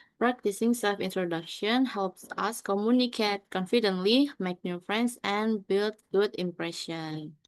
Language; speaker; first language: English; non-native, fluent; Indonesian